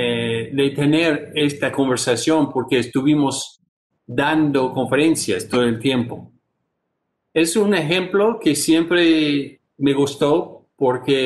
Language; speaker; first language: Spanish; non-native, fluent; English